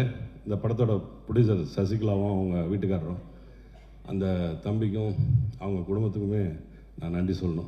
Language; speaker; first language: Tamil; native; Tamil